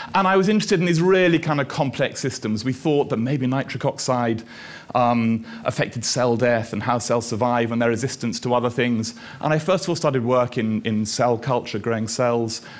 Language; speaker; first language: English; native; English